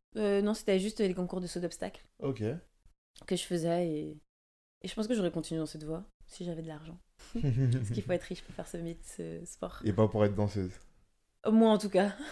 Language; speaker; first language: French; native; French